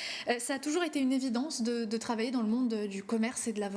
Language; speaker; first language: French; native; French